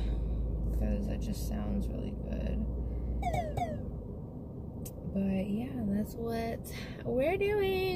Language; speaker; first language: English; native; English